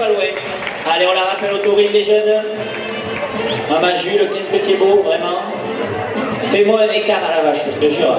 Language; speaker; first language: French; native; French